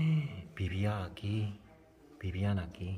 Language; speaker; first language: Spanish; non-native, fluent; Korean